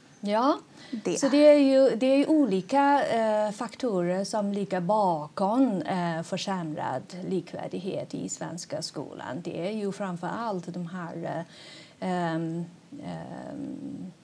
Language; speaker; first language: Swedish; non-native, fluent; Chinese